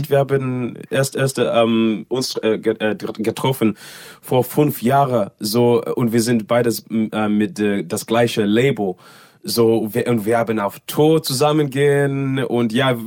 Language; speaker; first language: German; non-native, learner; English